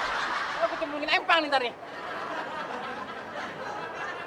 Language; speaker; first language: Indonesian; native; Indonesian